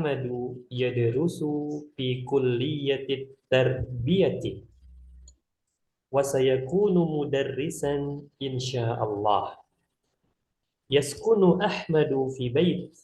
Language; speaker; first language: Arabic; non-native, fluent; Indonesian